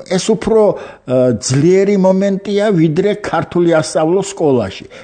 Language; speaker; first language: Georgian; non-native, local second language; Armenian